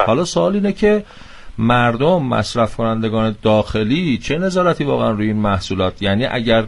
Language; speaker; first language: Persian; native; Persian